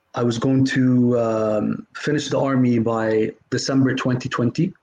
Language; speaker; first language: English; non-native, fluent; Arabic